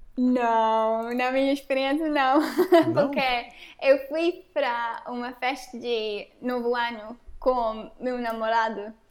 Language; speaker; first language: Portuguese; non-native, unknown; English